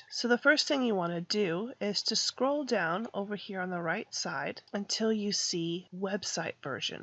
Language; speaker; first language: English; native; English